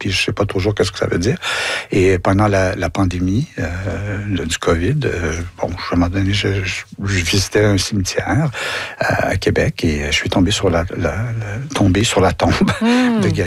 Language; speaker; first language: French; native; French